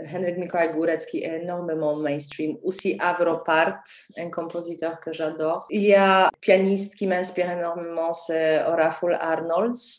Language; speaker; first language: French; non-native, fluent; Polish